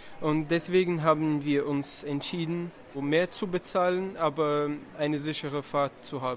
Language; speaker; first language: German; non-native, learner; Arabic